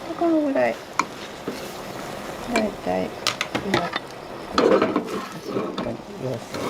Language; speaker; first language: Japanese; native; Japanese